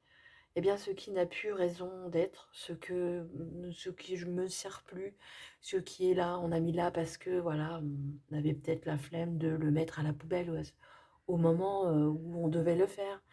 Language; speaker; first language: French; native; French